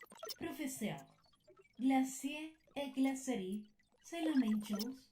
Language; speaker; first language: French; non-native, learner; Spanish